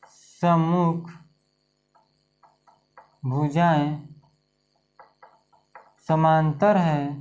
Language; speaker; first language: Hindi; native; Hindi